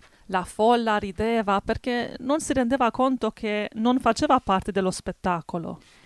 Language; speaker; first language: Italian; native; Italian